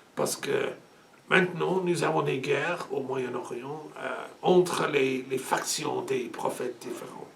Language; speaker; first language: French; non-native, learner; English